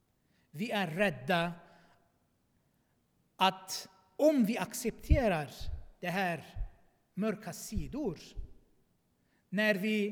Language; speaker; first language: Swedish; non-native, fluent; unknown